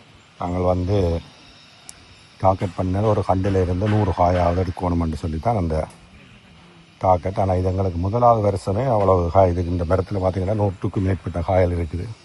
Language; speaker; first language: Tamil; native; Tamil